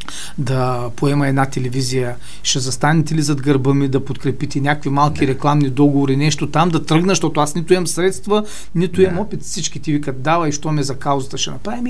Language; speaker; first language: Bulgarian; native; Bulgarian